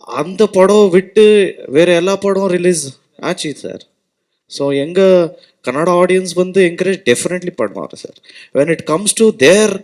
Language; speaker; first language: Tamil; non-native, learner; Kannada